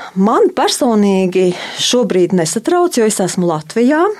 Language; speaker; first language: Latvian; native; Latvian